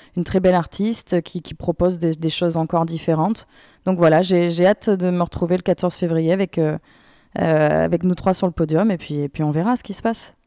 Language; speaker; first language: French; native; French